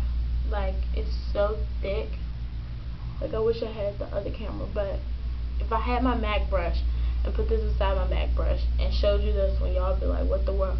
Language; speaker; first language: English; native; English